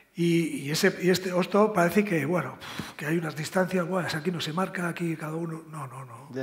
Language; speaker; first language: Spanish; native; Spanish